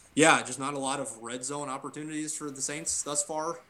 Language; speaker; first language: English; native; English